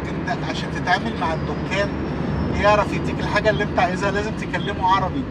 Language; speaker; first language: Arabic; native; Arabic